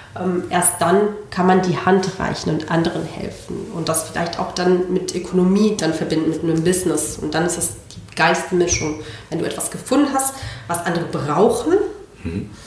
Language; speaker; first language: German; non-native, fluent; Spanish